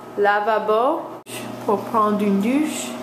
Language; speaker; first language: French; non-native, learner; English